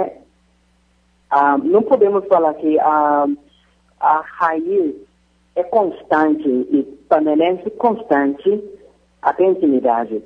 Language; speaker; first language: Portuguese; non-native, fluent; Yoruba